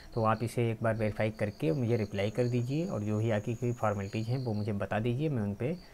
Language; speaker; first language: Hindi; native; Hindi